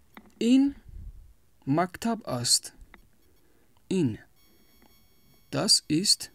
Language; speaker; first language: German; non-native, fluent; Tajik